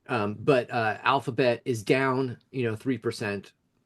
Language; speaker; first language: English; native; English